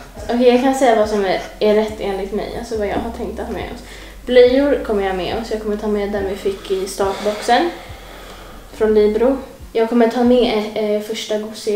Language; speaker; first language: Swedish; native; Swedish